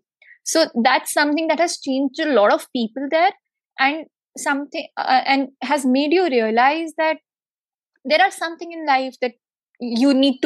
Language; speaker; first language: English; non-native, local second language; Hindi